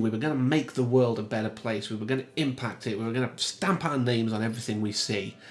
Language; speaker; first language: English; native; English